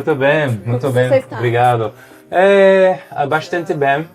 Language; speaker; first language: Portuguese; non-native, learner; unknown